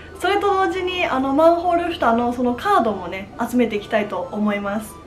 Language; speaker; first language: Japanese; early bilingual, other home language; Chinese